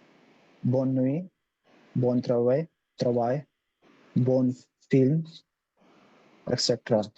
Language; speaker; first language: French; non-native, learner; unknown